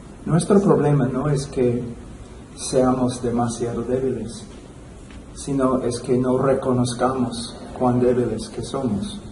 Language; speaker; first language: Spanish; non-native, fluent; English